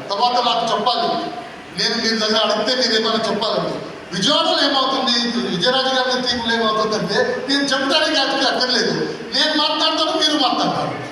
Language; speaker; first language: Telugu; non-native, local second language; Tulu